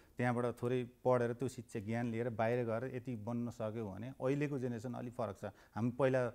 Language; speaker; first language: Nepali; native; Nepali